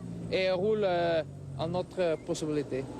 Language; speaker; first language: French; non-native, local second language; Dutch